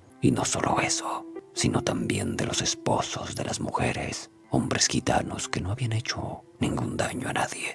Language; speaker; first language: Spanish; native; Spanish